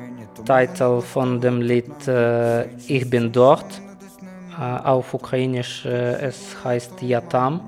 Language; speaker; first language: German; non-native, learner; Ukrainian